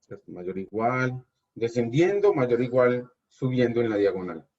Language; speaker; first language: Spanish; native; Spanish